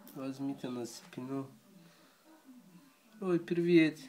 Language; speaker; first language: Russian; early bilingual, heritage; Russian